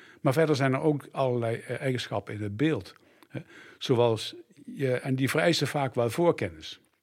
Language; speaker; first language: Dutch; native; Dutch